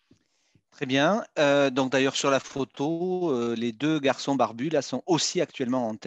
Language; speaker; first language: French; native; French